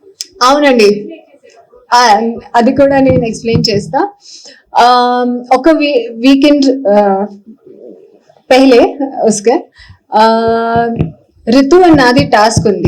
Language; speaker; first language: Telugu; non-native, learner; Hindi